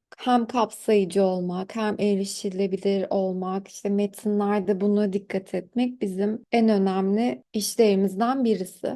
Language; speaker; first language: Turkish; native; Turkish